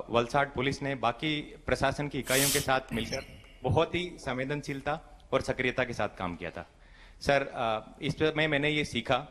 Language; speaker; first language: Hindi; native; Hindi